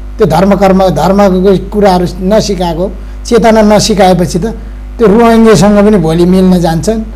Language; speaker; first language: Nepali; non-native, local second language; Eastern Tamang